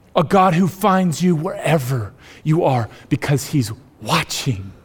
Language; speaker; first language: English; native; English